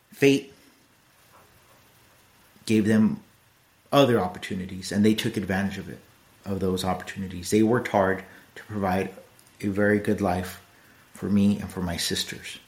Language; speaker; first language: English; native; English